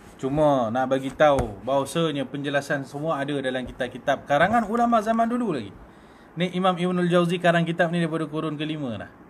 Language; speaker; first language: Malay; native; Malay